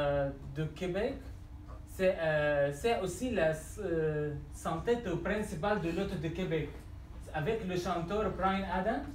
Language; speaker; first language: French; non-native, learner; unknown